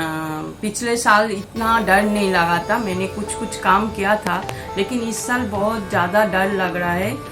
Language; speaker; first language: Hindi; non-native, local second language; Bangla